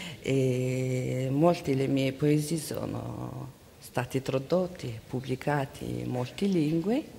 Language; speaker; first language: Italian; non-native, learner; Mongolian